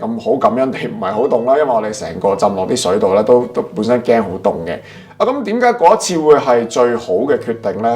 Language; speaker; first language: Cantonese; native; Cantonese